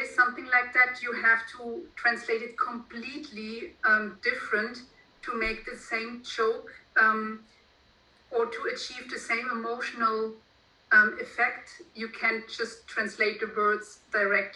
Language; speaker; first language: English; non-native, fluent; German